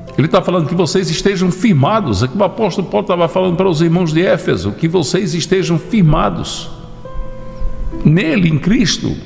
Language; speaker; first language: Portuguese; native; Portuguese